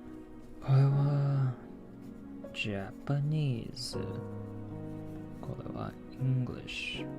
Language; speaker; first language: Japanese; non-native, learner; English